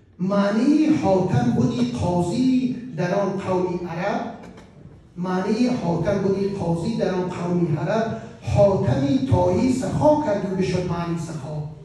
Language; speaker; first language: Persian; non-native, local second language; Shughni